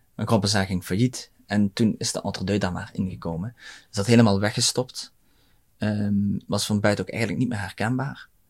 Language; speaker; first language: Dutch; native; Dutch